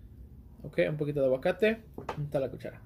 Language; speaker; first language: Spanish; early bilingual, heritage; Spanish